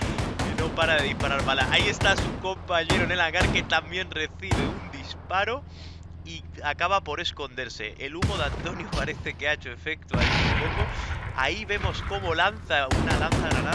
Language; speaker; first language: Spanish; native; Spanish